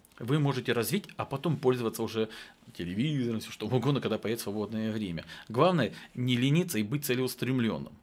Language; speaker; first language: Russian; native; Russian